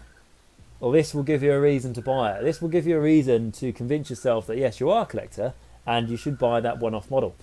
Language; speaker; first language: English; native; English